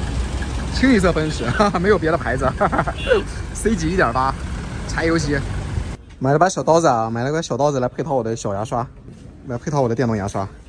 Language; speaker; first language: Chinese; native; Chinese